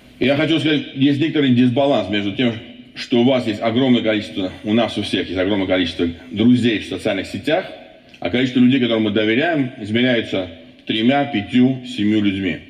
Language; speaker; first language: Russian; non-native, local second language; Armenian